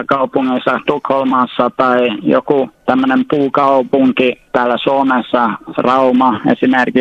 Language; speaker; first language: Finnish; non-native, local second language; Swedish